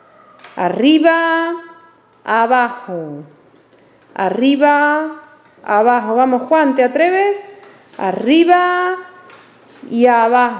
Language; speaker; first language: Spanish; native; Spanish